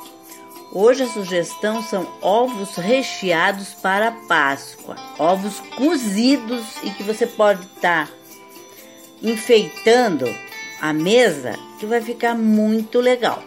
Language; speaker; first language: Portuguese; native; Portuguese